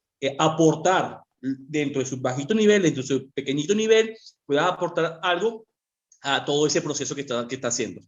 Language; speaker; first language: Spanish; native; Spanish